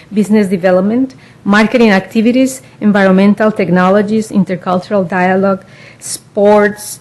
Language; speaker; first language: English; non-native, fluent; Spanish